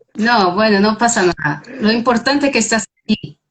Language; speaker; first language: Spanish; non-native, fluent; Portuguese